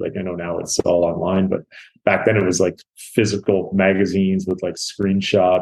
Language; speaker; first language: English; native; English